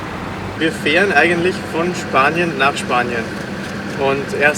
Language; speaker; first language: German; native; German